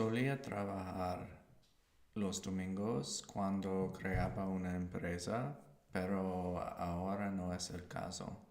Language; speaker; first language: Spanish; non-native, learner; English